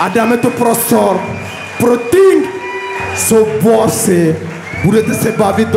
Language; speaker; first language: Czech; non-native, learner; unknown